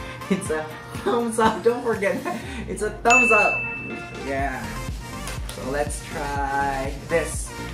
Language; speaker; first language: English; non-native, local second language; Filipino